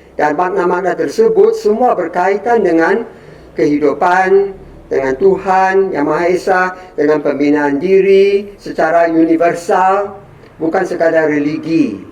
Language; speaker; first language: Indonesian; non-native, fluent; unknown